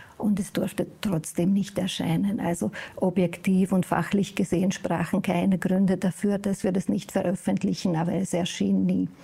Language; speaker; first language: German; non-native, fluent; Hungarian